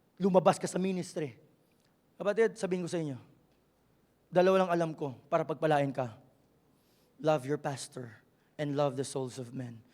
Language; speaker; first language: Filipino; native; Filipino